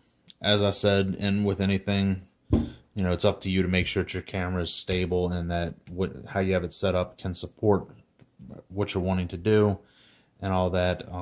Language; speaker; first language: English; native; English